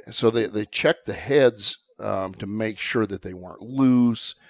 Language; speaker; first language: English; native; English